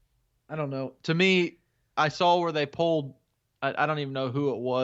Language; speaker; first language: English; native; English